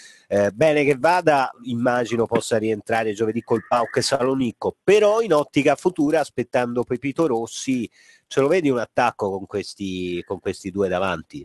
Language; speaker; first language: Italian; native; Italian